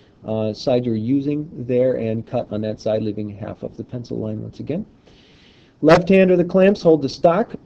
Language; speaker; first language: English; native; English